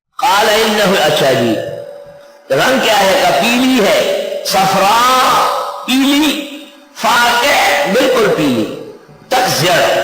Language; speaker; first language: Urdu; non-native, local second language; Pashto